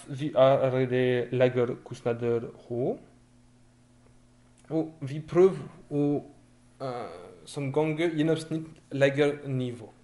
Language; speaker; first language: Norwegian; non-native, fluent; French